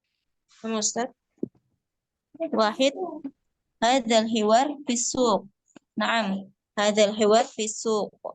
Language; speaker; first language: Arabic; non-native, learner; Indonesian